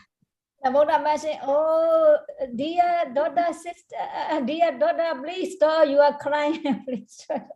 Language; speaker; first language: English; non-native, learner; Burmese